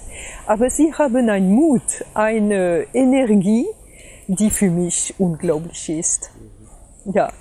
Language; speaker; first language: German; non-native, fluent; French